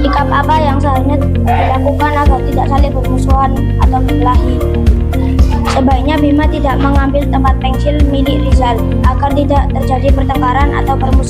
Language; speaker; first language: Indonesian; native; Indonesian